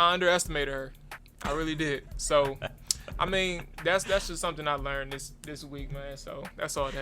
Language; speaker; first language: English; native; English